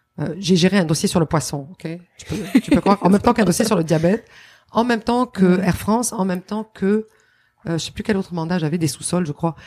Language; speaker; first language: French; non-native, local second language; Arabic